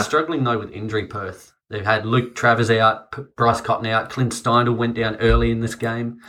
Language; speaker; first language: English; native; English